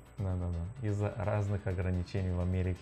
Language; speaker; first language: Russian; non-native, learner; Lithuanian